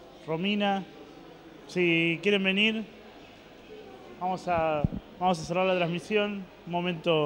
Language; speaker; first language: Spanish; native; Spanish